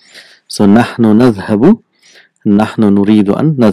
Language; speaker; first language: Arabic; non-native, fluent; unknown